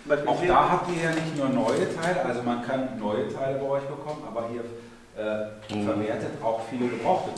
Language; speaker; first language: German; native; German